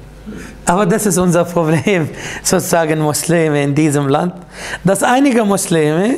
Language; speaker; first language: German; non-native, fluent; Arabic